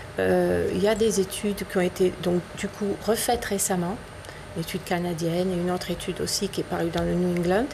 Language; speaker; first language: French; native; French